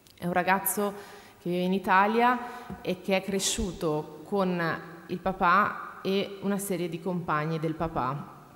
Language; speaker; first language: Italian; native; Italian